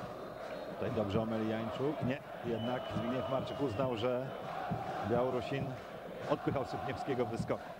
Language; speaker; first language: Polish; native; Polish